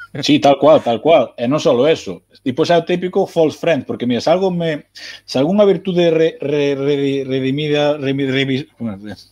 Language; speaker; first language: Galician; native; Galician